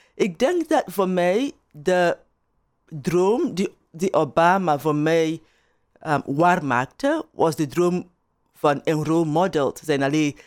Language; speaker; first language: Dutch; non-native, fluent; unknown